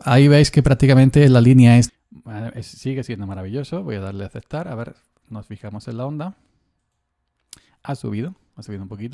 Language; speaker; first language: Spanish; native; Spanish